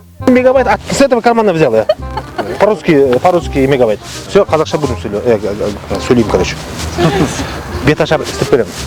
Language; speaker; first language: Russian; non-native, local second language; Kazakh